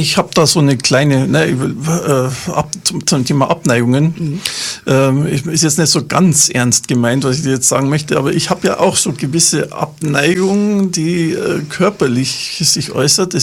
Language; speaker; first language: German; native; German